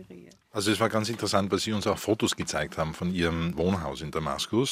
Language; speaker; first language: German; native; German